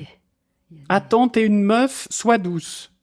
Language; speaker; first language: French; native; French